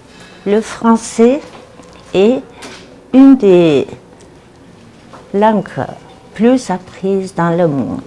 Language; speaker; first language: French; non-native, learner; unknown